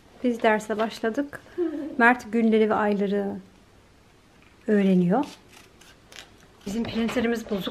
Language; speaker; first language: Turkish; early bilingual, heritage; Turkish